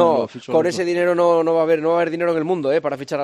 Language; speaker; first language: Spanish; native; Spanish